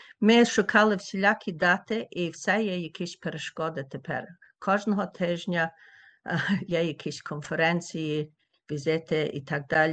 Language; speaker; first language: Ukrainian; early bilingual, heritage; Ukrainian